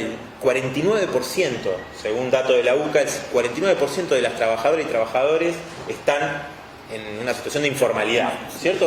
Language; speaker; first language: Spanish; native; Spanish